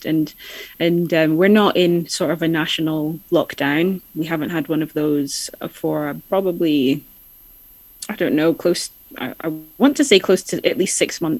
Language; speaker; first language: English; native; English